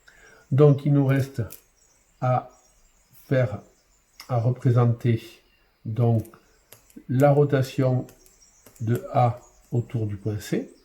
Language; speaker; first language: French; native; French